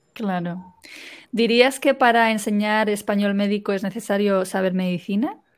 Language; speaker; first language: Spanish; native; Spanish